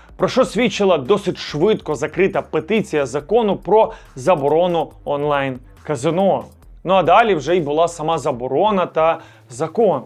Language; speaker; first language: Ukrainian; native; Ukrainian